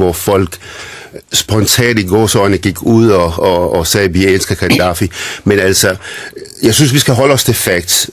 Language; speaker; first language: Danish; early bilingual, other home language; Arabic